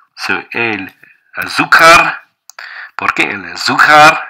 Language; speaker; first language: English; native; English